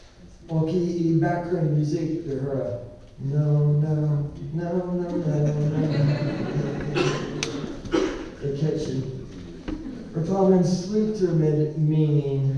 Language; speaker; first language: Swedish; non-native, learner; English